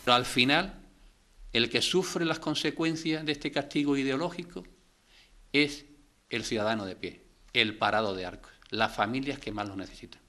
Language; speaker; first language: Spanish; native; Spanish